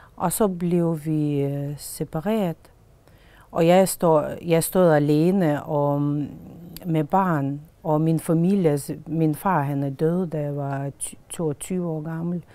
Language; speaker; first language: Danish; non-native, fluent; Lithuanian